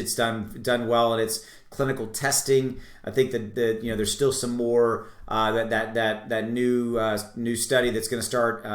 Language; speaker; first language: English; native; English